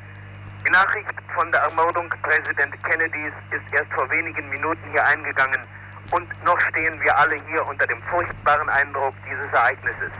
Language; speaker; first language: German; native; German